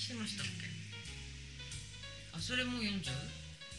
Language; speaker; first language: Japanese; native; Japanese